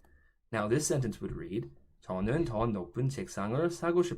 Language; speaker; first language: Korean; non-native, learner; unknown